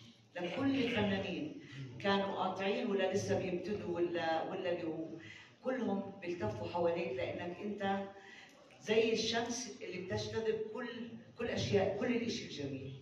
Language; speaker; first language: Arabic; native; Arabic